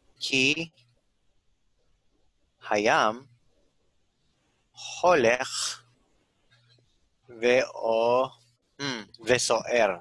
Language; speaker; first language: Hebrew; non-native, learner; English